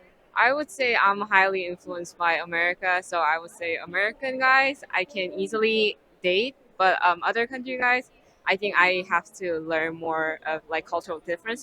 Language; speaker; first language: English; non-native, fluent; Korean